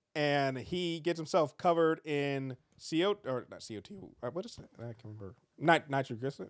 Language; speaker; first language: English; native; English